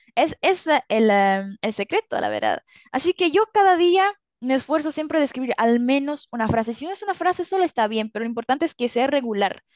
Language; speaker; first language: Spanish; early bilingual, other home language; Italian